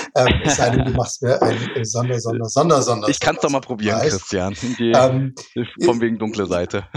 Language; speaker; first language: German; early bilingual, other home language; Japanese